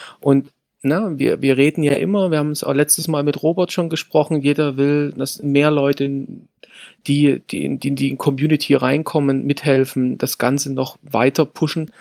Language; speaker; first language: German; native; German